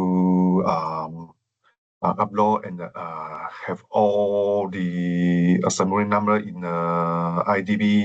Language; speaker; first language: English; non-native, learner; Chinese